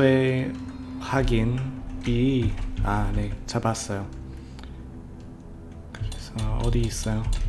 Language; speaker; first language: Korean; non-native, learner; English